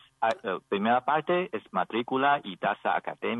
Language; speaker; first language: Spanish; non-native, learner; Chinese